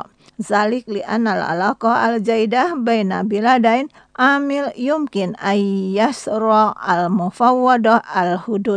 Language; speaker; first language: Arabic; non-native, learner; Indonesian